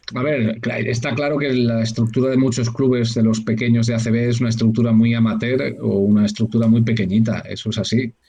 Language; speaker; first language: Spanish; native; Spanish